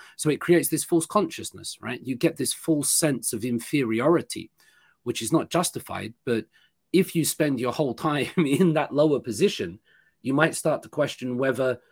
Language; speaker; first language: English; native; English